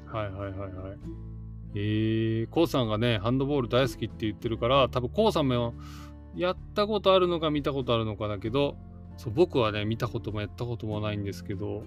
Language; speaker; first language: Japanese; native; Japanese